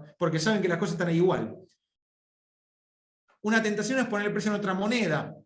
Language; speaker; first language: Spanish; native; Spanish